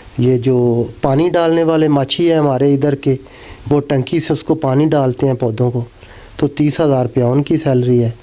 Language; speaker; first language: Urdu; non-native, local second language; Punjabi